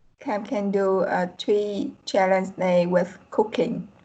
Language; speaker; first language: English; non-native, learner; Vietnamese